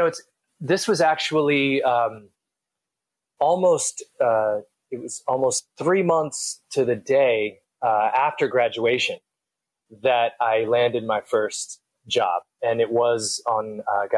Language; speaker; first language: English; native; English